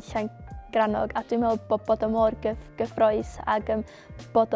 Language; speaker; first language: Welsh; native; Welsh